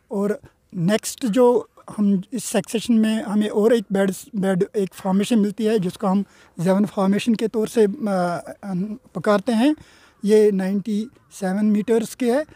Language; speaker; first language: Urdu; non-native, local second language; Kashmiri